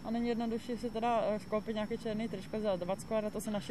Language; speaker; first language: Czech; native; Czech